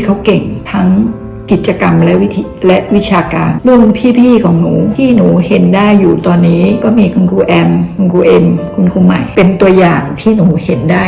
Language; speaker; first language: Thai; native; Thai